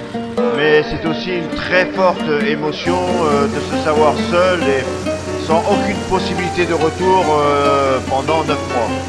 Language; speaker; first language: French; native; French